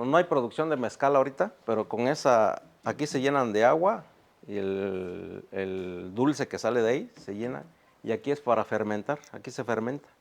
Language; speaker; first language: Spanish; native; Spanish